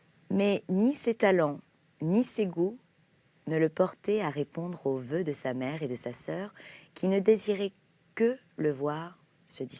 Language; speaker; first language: French; native; French